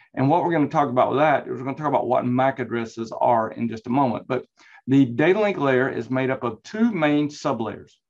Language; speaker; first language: English; native; English